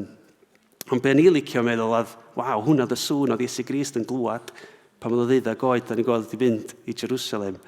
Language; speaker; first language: Welsh; native; Welsh